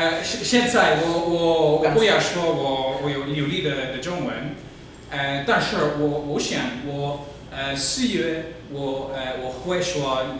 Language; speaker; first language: Chinese; non-native, learner; English